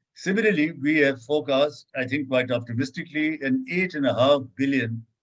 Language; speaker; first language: English; non-native, local second language; Urdu